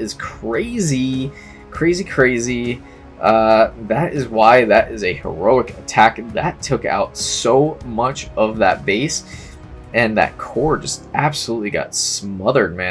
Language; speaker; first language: English; native; English